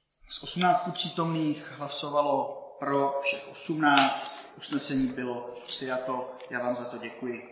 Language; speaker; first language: Czech; native; Czech